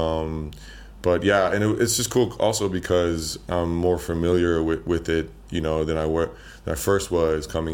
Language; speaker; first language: English; native; English